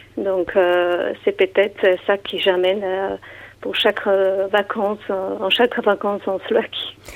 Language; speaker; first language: French; non-native, fluent; Slovak